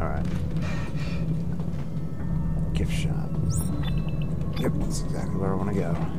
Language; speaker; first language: English; native; English